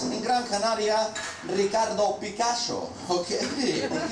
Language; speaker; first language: English; non-native, learner; Spanish